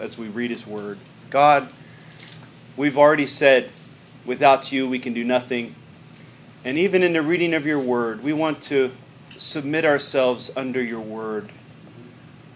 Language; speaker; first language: English; native; English